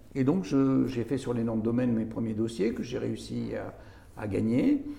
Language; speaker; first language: French; native; French